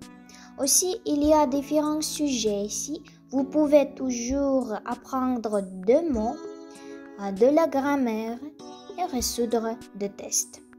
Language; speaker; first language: French; non-native, fluent; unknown